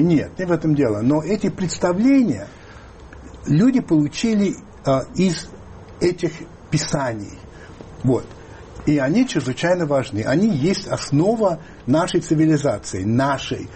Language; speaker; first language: Russian; non-native, fluent; French